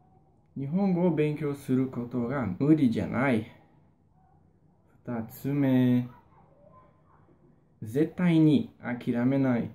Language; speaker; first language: Japanese; non-native, learner; Portuguese